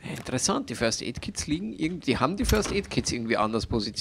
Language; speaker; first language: German; native; German